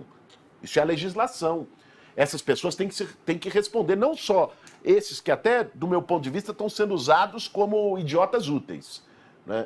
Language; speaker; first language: Portuguese; native; Portuguese